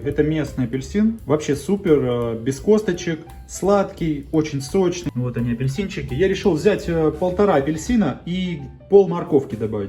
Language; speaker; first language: Russian; native; Russian